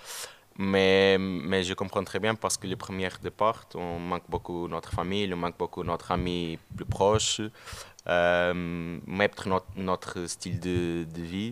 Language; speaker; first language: French; non-native, learner; Portuguese